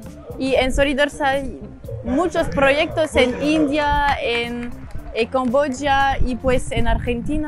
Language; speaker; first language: Spanish; non-native, learner; French